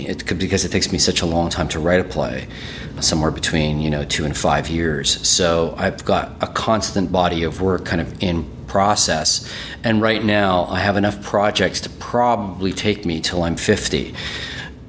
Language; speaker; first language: English; early bilingual, other home language; German